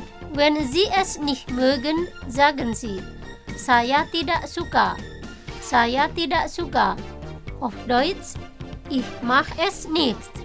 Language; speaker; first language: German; non-native, fluent; Indonesian